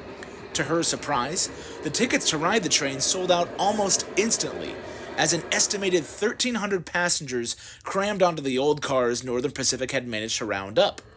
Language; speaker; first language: English; native; English